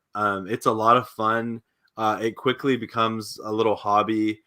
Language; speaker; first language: English; native; English